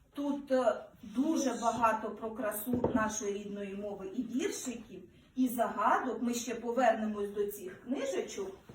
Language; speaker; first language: Ukrainian; native; Ukrainian